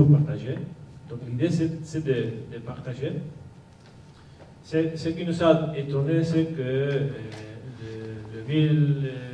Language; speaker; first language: French; non-native, fluent; Basque